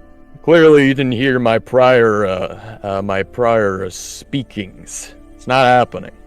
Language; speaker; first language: English; native; English